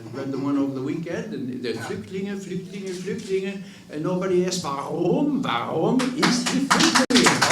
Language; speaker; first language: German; non-native, fluent; English